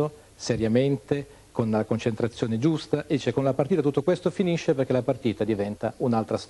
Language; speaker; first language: Italian; native; Italian